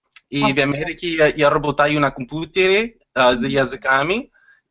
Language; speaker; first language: Russian; non-native, learner; Spanish